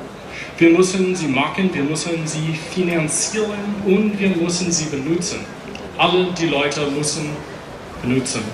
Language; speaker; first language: German; non-native, learner; English